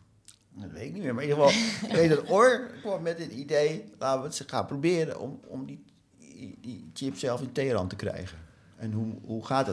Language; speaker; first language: Dutch; native; Dutch